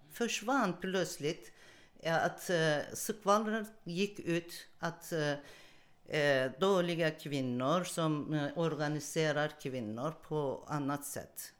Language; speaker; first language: Swedish; non-native, learner; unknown